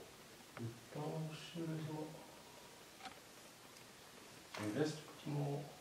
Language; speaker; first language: French; non-native, learner; Japanese